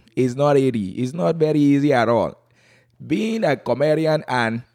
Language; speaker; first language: English; non-native, local second language; Yoruba